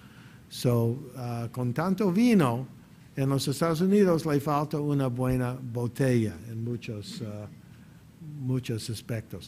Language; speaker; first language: Spanish; non-native, fluent; English